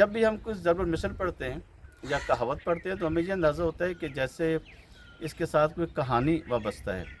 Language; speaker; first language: Urdu; native; Urdu